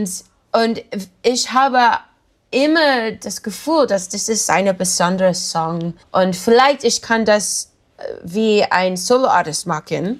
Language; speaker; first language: German; non-native, learner; English